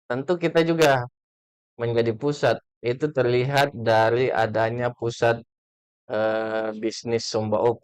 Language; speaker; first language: Indonesian; native; Indonesian